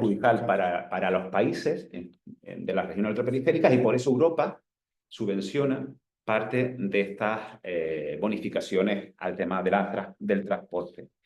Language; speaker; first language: Spanish; native; Spanish